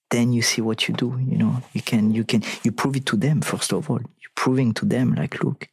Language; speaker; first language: English; non-native, fluent; French